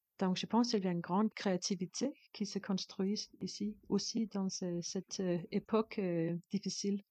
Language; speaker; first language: French; non-native, learner; Danish